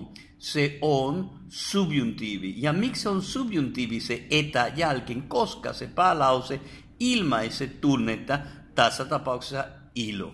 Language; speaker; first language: Finnish; non-native, fluent; Spanish